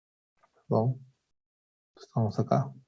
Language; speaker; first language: Spanish; native; Spanish